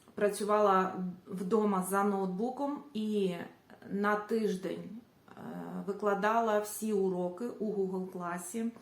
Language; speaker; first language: Ukrainian; native; Ukrainian